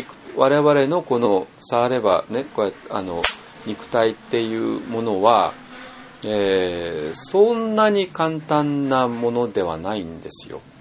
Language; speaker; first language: Japanese; native; Japanese